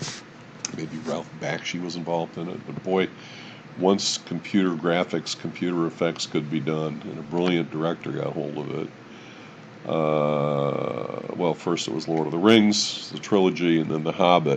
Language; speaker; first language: English; native; English